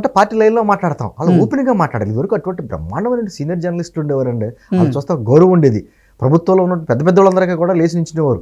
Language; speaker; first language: Telugu; native; Telugu